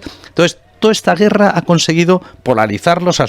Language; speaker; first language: Spanish; native; Spanish